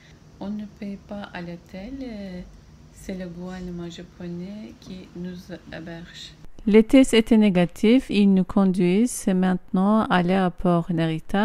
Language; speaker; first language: French; non-native, fluent; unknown